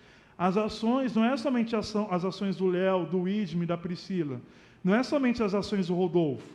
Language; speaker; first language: Portuguese; native; Portuguese